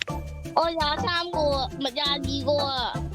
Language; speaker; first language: Chinese; early bilingual, heritage; Cantonese